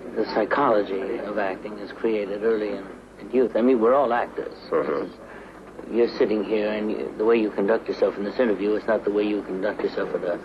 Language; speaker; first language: English; native; English